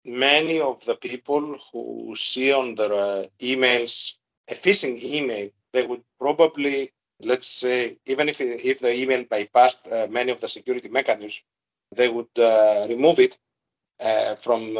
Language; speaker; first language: English; non-native, fluent; Greek